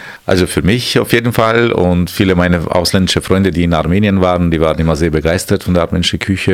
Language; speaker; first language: German; non-native, fluent; Armenian